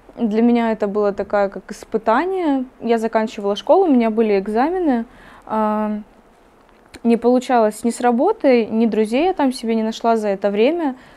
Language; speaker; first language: Russian; native; Russian